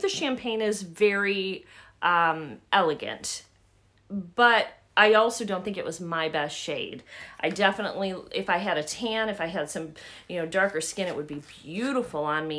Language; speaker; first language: English; native; English